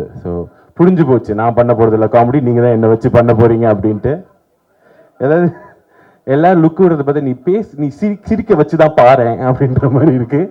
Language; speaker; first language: Tamil; native; Tamil